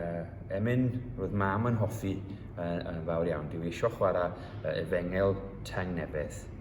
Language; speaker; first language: Welsh; early bilingual, heritage; Welsh